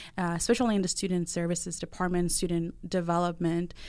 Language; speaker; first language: English; early bilingual, other home language; Spanish